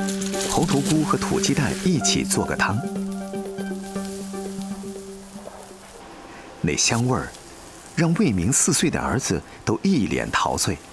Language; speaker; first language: Chinese; native; Chinese